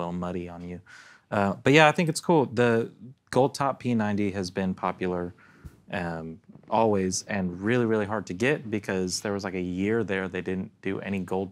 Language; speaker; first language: English; native; English